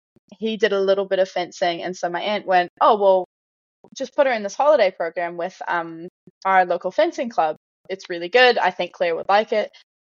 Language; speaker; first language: English; native; English